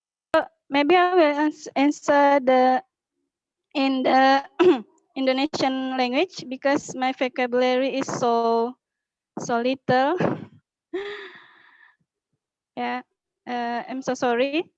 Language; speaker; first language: English; non-native, learner; Indonesian